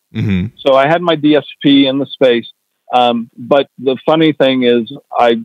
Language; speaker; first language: English; native; English